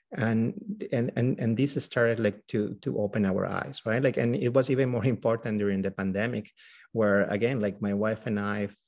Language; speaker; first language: English; non-native, fluent; Spanish